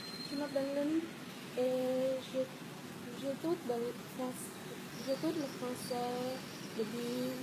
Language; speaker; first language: French; non-native, learner; Vietnamese